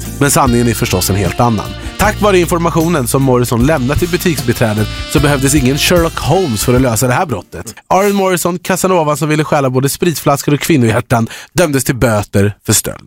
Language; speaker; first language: Swedish; native; Swedish